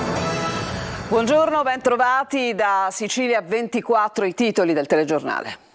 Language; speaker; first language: Italian; native; Italian